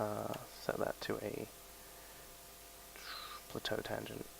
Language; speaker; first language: English; native; English